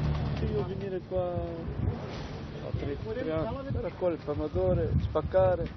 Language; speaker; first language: Italian; non-native, learner; Bulgarian